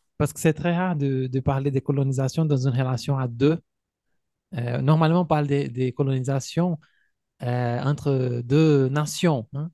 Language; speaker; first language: French; non-native, fluent; Portuguese